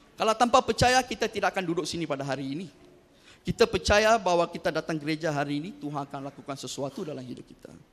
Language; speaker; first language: Malay; non-native, local second language; Tamil